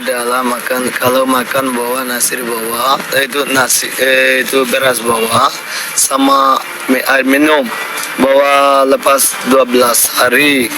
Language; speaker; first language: Indonesian; non-native, learner; Rohingya